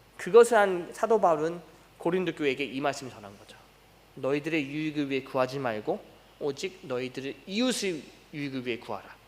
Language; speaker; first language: Korean; early bilingual, heritage; Korean